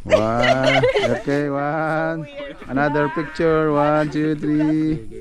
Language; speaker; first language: English; non-native, learner; Filipino